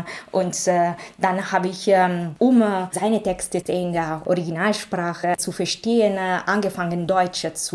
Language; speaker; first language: German; non-native, fluent; Italian